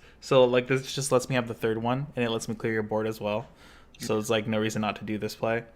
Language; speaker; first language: English; native; English